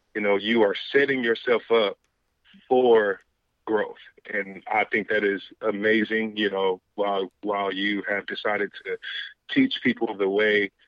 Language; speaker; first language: English; native; English